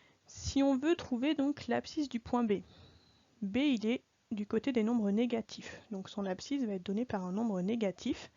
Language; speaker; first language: French; native; French